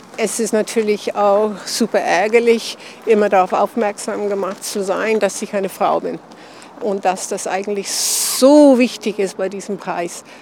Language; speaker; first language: German; non-native, fluent; English